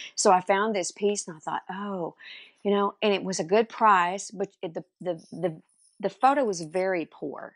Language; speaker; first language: English; native; English